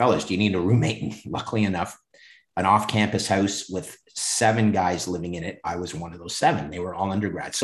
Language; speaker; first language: English; native; English